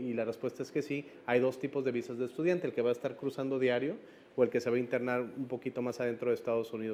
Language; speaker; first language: Spanish; native; Spanish